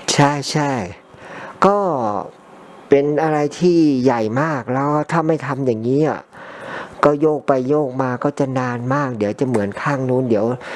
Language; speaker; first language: Thai; native; Thai